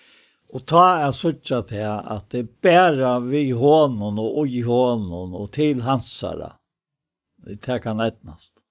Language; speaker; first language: Danish; non-native, local second language; Faroese